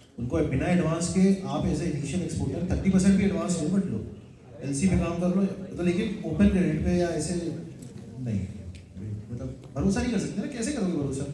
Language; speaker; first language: Hindi; native; Hindi